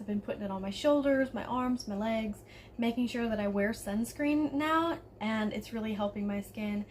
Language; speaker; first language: English; native; English